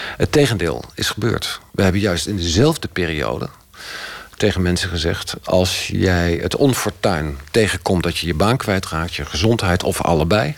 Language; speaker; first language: Dutch; native; Dutch